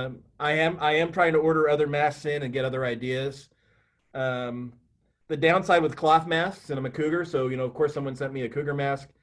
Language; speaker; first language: English; native; English